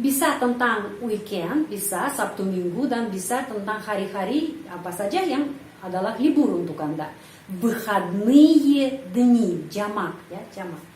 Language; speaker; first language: Indonesian; non-native, fluent; Russian